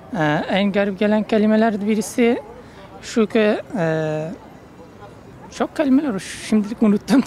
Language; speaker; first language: Turkish; non-native, learner; Uzbek